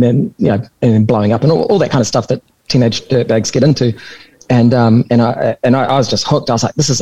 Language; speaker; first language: English; native; English